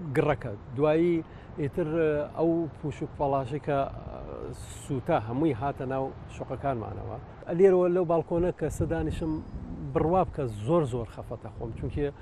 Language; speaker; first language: Central Kurdish; native; Central Kurdish